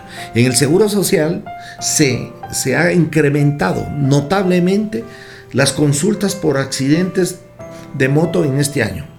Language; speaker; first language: Spanish; native; Spanish